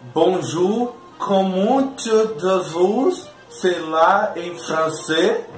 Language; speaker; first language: French; non-native, learner; Portuguese